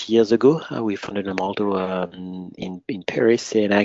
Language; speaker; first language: English; non-native, fluent; French